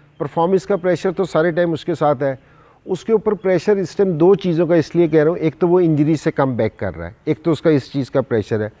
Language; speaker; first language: Urdu; non-native, local second language; Punjabi